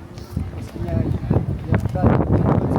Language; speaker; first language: French; non-native, local second language; Arabic